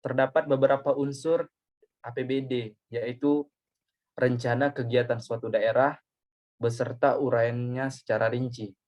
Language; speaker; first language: Indonesian; native; Indonesian